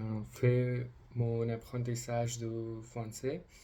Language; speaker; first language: French; non-native, learner; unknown